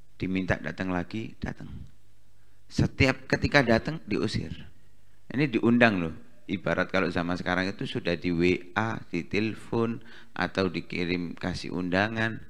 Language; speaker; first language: Indonesian; non-native, local second language; Javanese